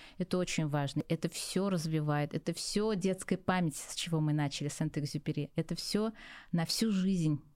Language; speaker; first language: Russian; native; Russian